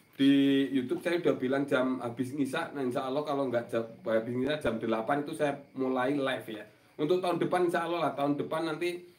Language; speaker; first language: Indonesian; non-native, local second language; Javanese